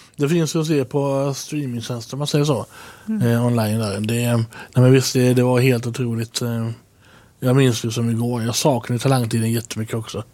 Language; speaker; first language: Swedish; native; Swedish